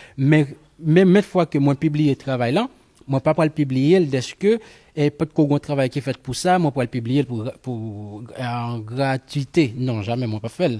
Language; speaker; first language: Haitian Creole; non-native, fluent; Spanish